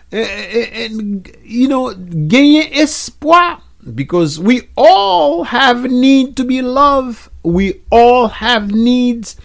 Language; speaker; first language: English; non-native, fluent; Haitian Creole